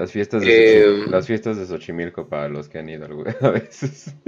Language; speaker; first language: Spanish; native; Spanish